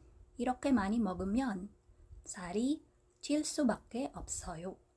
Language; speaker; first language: Korean; non-native, fluent; Filipino